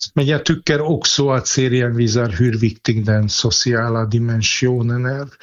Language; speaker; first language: Swedish; non-native, fluent; Hungarian